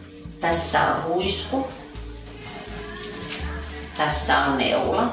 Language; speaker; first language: Finnish; native; Finnish